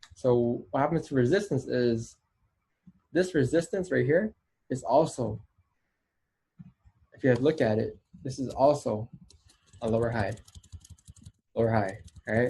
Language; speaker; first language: English; native; English